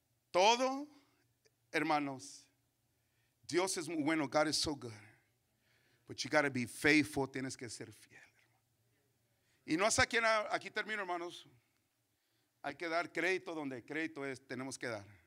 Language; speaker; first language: Spanish; early bilingual, heritage; Spanish